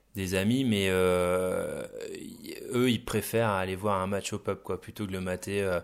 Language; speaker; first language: French; native; French